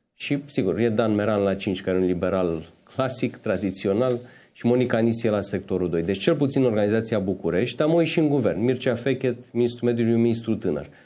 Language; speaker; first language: Romanian; native; Romanian